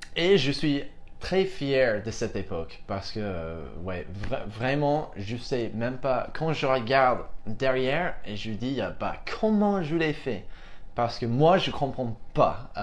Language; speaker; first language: French; non-native, fluent; English